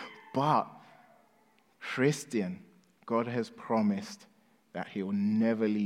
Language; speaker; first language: English; non-native, local second language; Akan